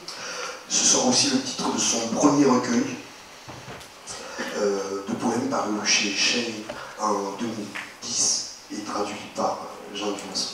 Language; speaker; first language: French; native; French